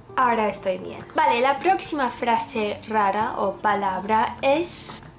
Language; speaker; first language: Spanish; non-native, fluent; English